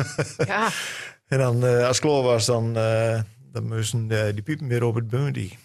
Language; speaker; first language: Dutch; non-native, local second language; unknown